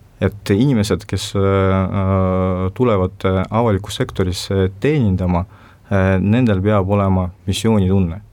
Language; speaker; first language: Estonian; non-native, local second language; Russian